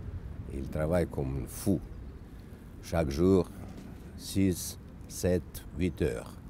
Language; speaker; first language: French; non-native, learner; Russian